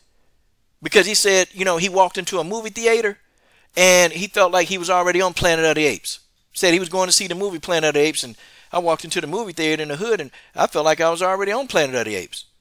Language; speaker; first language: English; native; English